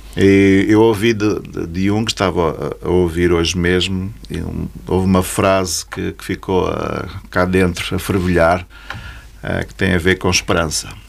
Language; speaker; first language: Portuguese; native; Portuguese